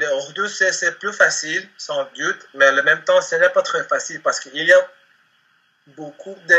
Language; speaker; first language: French; non-native, learner; Spanish